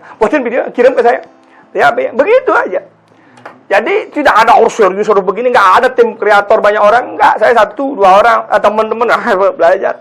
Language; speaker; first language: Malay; non-native, local second language; Balinese